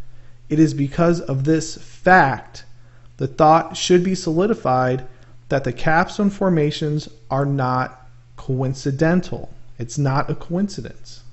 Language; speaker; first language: English; native; English